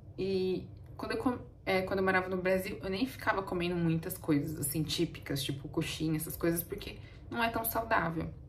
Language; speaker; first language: Portuguese; native; Portuguese